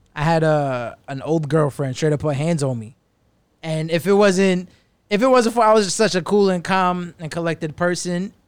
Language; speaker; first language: English; native; English